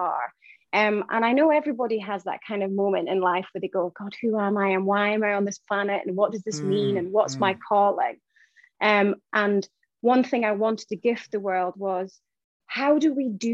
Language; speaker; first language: English; native; English